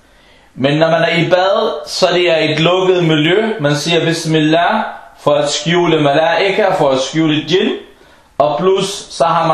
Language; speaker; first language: Danish; non-native, fluent; Arabic